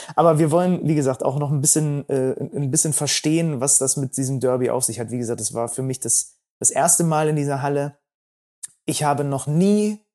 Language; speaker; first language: German; native; German